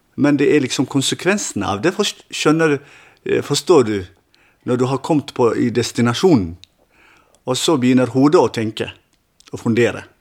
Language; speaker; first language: Norwegian; non-native, fluent; Tigrinya